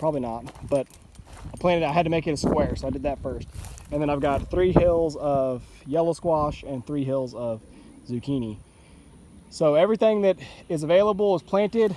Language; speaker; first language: English; native; English